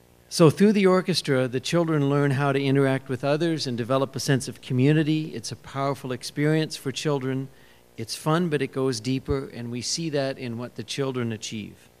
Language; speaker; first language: English; native; English